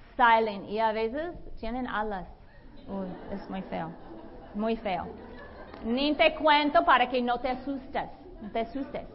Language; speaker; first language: Spanish; non-native, fluent; English